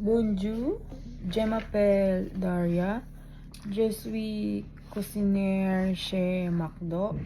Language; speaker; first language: French; non-native, learner; Filipino